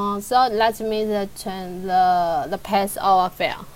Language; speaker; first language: English; non-native, learner; Chinese